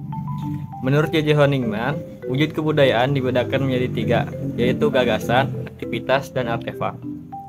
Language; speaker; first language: Indonesian; native; Indonesian